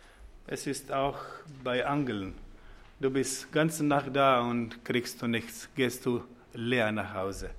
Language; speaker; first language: German; non-native, fluent; Croatian